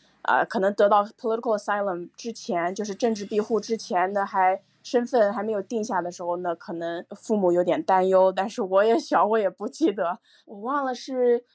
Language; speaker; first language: Chinese; early bilingual, heritage; Chinese